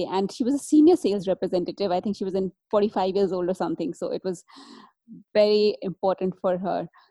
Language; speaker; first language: English; non-native, local second language; Hindi